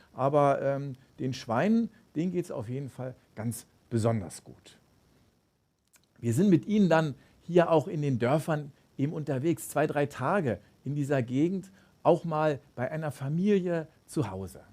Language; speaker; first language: German; native; German